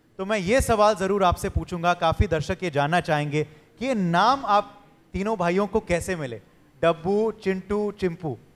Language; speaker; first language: Hindi; native; Hindi